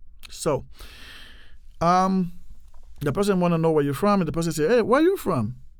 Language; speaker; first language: English; non-native, fluent; Haitian Creole